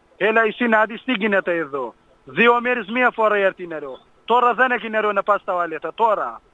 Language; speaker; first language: Greek; non-native, learner; Kurdish